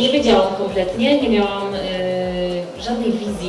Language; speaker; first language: Polish; native; Polish